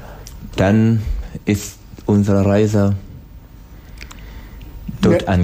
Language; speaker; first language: German; non-native, learner; Swahili